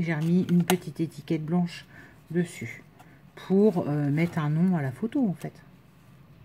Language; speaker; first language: French; native; French